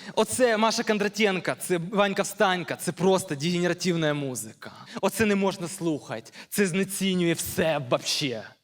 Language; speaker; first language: Ukrainian; native; Ukrainian